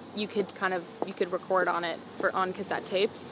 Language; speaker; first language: English; early bilingual, other home language; Spanish